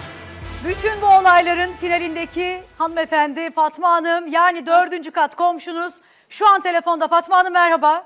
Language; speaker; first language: Turkish; native; Turkish